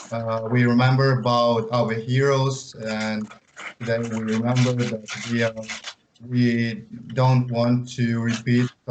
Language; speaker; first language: English; non-native, learner; Ukrainian